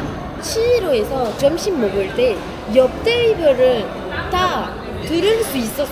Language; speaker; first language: Korean; non-native, fluent; French